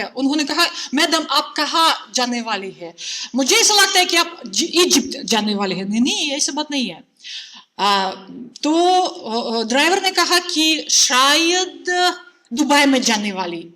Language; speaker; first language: Hindi; non-native, fluent; Russian